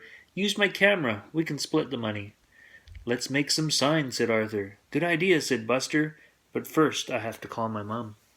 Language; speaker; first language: English; native; English